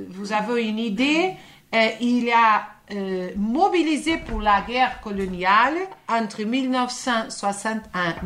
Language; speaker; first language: French; non-native, fluent; Portuguese